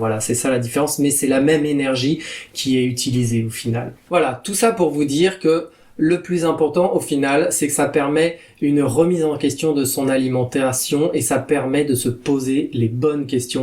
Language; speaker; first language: French; native; French